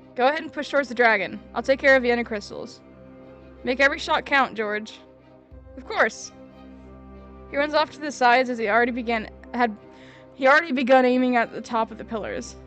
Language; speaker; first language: English; native; English